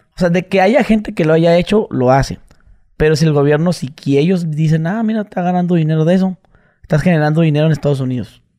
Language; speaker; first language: Spanish; native; Spanish